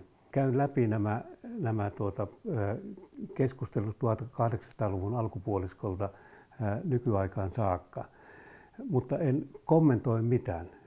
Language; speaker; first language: Finnish; native; Finnish